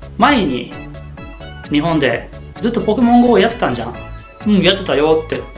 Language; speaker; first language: Japanese; non-native, fluent; German